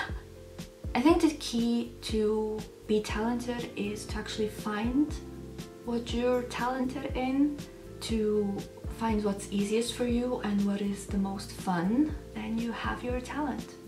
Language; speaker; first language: English; non-native, fluent; German